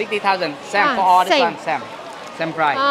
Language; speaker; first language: English; non-native, learner; Vietnamese